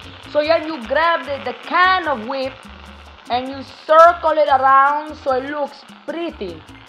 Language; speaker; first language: English; early bilingual, other home language; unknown